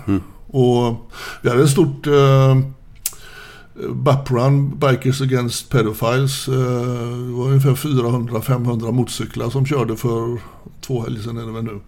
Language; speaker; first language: Swedish; native; Swedish